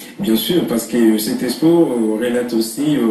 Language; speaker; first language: French; non-native, local second language; Lingala